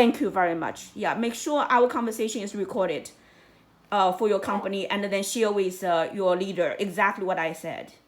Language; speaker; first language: English; non-native, fluent; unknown